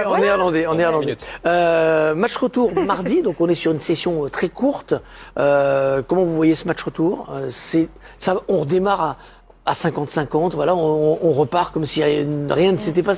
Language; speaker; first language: French; native; French